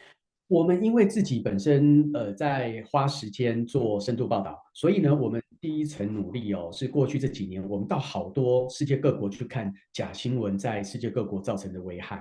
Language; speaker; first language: Chinese; native; Chinese